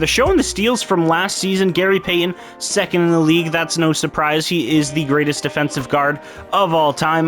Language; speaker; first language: English; native; English